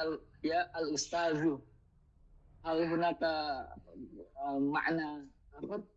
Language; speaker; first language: Arabic; non-native, learner; Indonesian